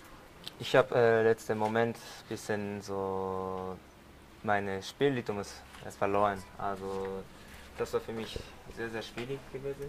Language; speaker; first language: German; non-native, learner; Japanese